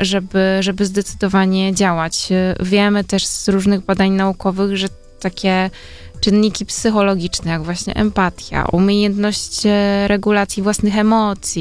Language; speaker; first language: Polish; native; Polish